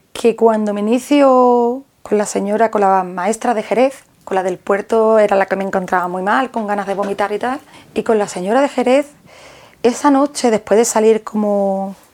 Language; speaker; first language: Spanish; native; Spanish